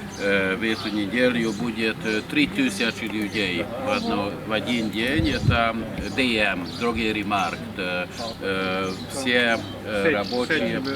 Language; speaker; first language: Russian; non-native, learner; Hungarian